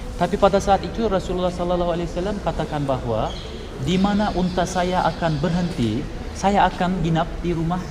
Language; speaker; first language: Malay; non-native, fluent; Turkish